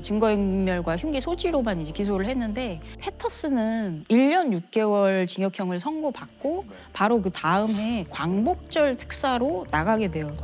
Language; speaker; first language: Korean; native; Korean